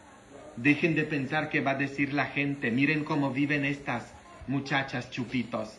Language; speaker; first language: Spanish; non-native, fluent; Polish